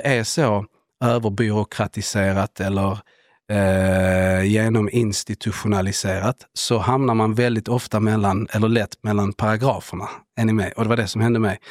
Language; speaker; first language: Swedish; native; Swedish